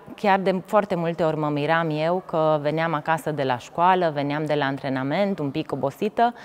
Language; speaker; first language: Romanian; native; Romanian